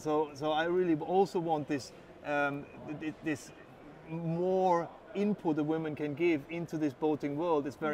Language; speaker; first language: English; non-native, fluent; German